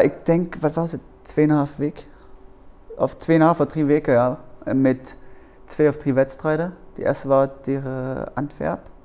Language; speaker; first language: Dutch; non-native, learner; German